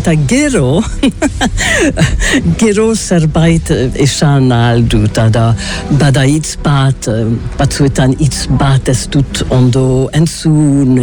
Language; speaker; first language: Basque; non-native, learner; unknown